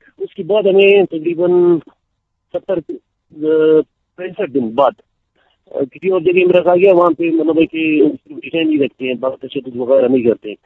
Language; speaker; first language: Urdu; non-native, local second language; Baluchi